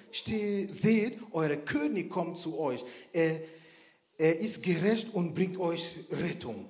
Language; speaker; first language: German; non-native, fluent; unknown